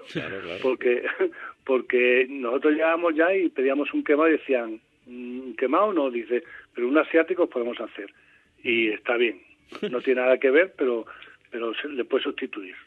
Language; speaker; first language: Spanish; native; Spanish